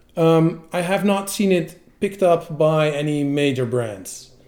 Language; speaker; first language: English; non-native, fluent; Dutch